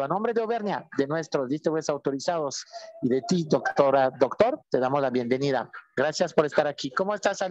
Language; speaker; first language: Spanish; native; Spanish